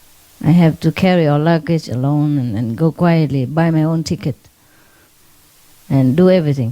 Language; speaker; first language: English; non-native, fluent; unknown